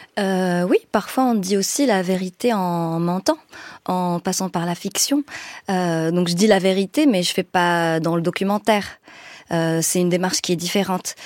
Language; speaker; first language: French; non-native, local second language; Arabic